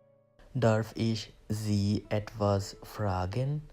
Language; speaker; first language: German; non-native, learner; Bangla